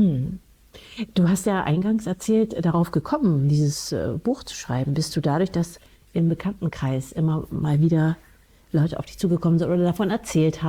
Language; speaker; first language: German; native; German